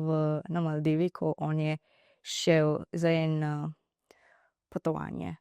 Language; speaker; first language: Slovenian; non-native, learner; Divehi